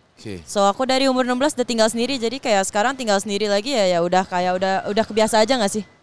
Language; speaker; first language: Indonesian; native; Indonesian